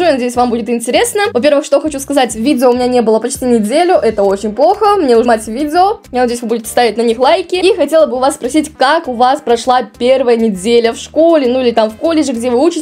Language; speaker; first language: Russian; native; Russian